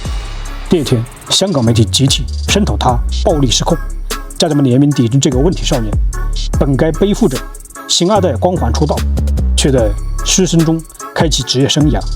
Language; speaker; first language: Chinese; native; Chinese